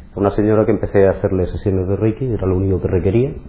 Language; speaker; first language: Spanish; native; Spanish